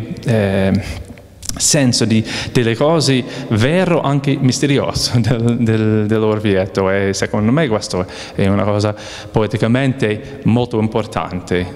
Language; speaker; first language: Italian; non-native, fluent; English